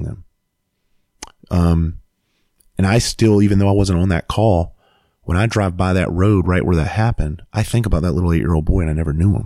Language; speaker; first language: English; native; English